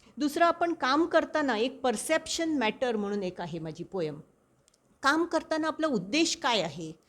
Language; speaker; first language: Marathi; non-native, local second language; Konkani